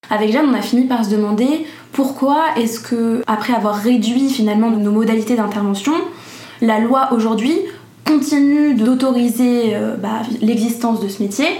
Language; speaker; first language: French; native; French